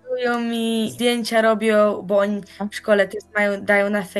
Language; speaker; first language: Polish; early bilingual, heritage; Polish